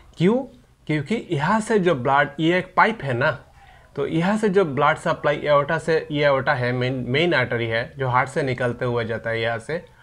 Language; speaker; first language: Hindi; non-native, local second language; Bangla